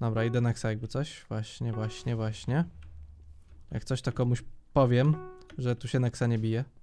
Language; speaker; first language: Polish; native; Polish